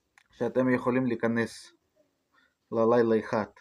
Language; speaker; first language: Hebrew; non-native, fluent; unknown